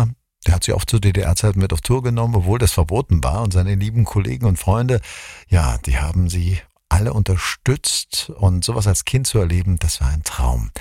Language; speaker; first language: German; native; German